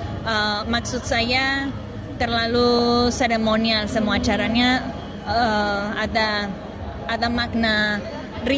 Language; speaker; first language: Indonesian; non-native, learner; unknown